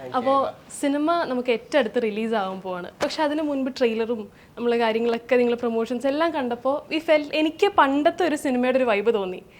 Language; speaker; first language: Malayalam; native; Malayalam